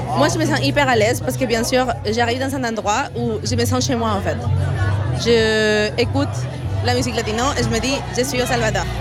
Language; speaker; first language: French; non-native, fluent; Spanish